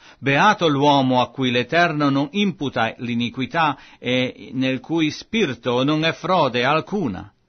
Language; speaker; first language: Italian; non-native, fluent; French